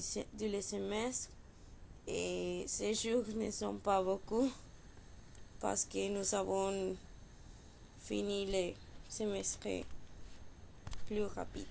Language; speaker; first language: French; non-native, learner; Spanish